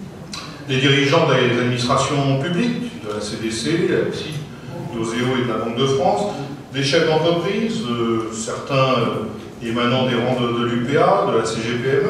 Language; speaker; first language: French; native; French